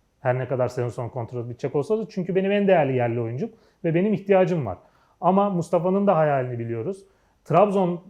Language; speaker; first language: Turkish; native; Turkish